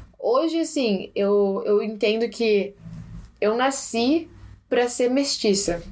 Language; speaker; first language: Portuguese; early bilingual, heritage; Portuguese